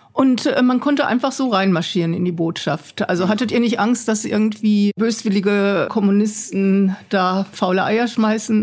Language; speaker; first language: German; native; German